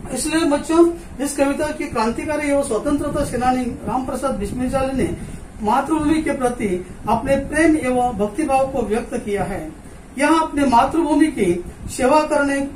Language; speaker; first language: Hindi; non-native, local second language; Marathi